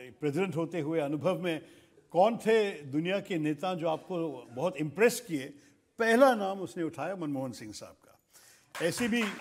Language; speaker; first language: Hindi; non-native, local second language; Malayalam